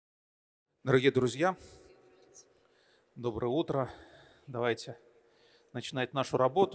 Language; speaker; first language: Russian; native; Russian